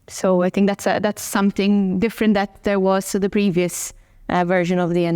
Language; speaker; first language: English; non-native, local second language; Maltese